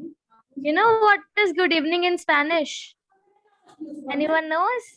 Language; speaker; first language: English; non-native, local second language; Hindi